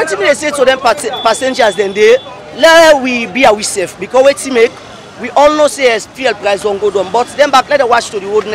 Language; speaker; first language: English; non-native, local second language; Krio